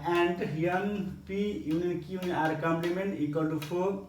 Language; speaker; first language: English; non-native, local second language; Nepali